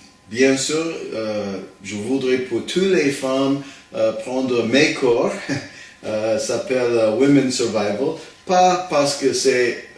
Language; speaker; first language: French; non-native, learner; English